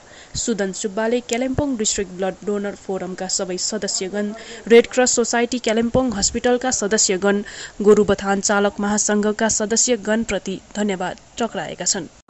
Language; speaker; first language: Nepali; native; Nepali